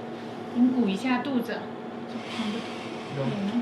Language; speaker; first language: Chinese; native; Chinese